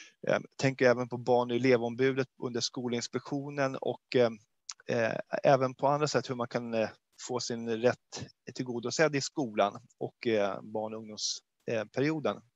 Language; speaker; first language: Swedish; native; Swedish